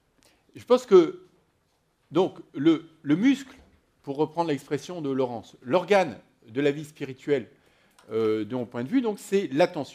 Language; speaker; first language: French; native; French